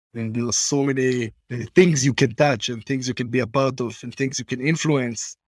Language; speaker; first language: English; non-native, fluent; Hebrew